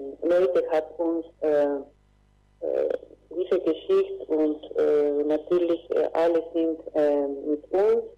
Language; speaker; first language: German; non-native, learner; Spanish